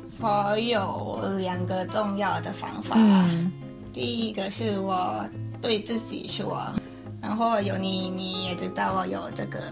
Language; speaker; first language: Chinese; non-native, learner; Thai